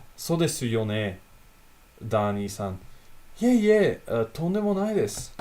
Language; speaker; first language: Japanese; non-native, learner; Italian